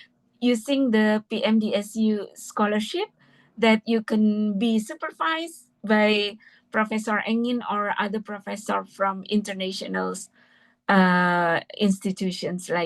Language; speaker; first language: English; non-native, fluent; Indonesian